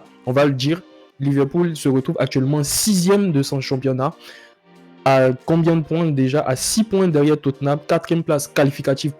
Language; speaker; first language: French; native; French